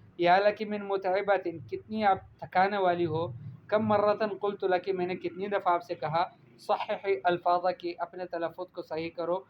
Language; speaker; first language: Urdu; native; Urdu